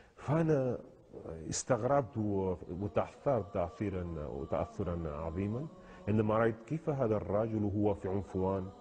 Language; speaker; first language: Arabic; non-native, fluent; Spanish